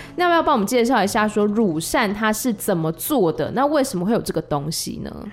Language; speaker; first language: Chinese; native; Chinese